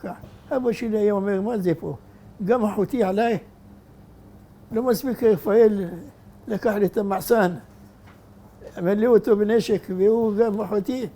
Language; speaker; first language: Hebrew; non-native, fluent; Arabic